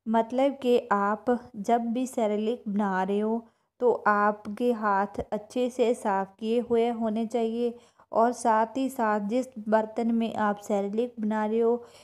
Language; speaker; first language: Hindi; non-native, local second language; Punjabi